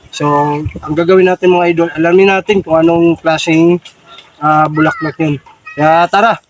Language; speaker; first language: Filipino; native; Filipino